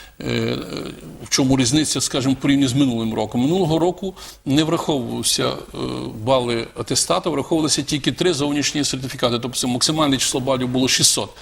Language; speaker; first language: Ukrainian; native; Ukrainian